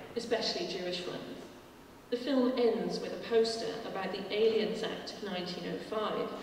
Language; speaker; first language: English; native; English